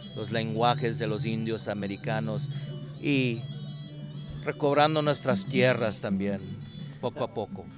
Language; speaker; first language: Spanish; native; Spanish